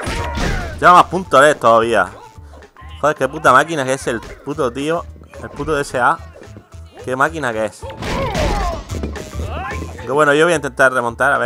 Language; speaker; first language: Spanish; native; Spanish